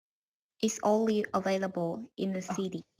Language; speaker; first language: English; non-native, learner; Vietnamese